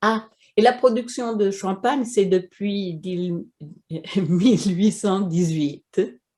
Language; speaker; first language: French; non-native, fluent; Swedish